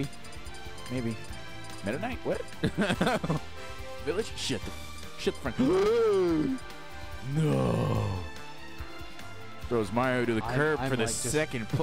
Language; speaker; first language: English; native; English